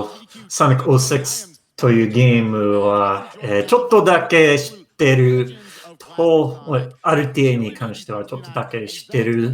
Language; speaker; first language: Japanese; non-native, learner; English